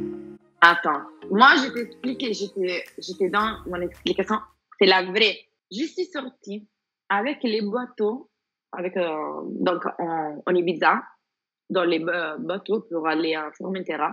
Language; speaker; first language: French; non-native, fluent; Spanish